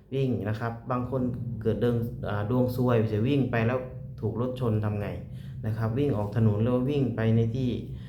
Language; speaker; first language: Thai; native; Thai